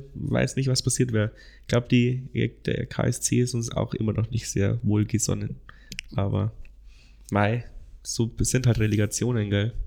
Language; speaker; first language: German; native; German